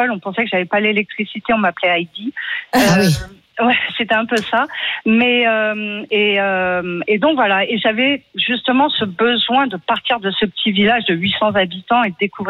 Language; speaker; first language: French; native; French